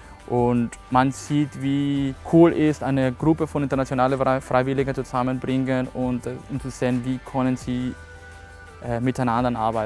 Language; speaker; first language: German; non-native, fluent; Spanish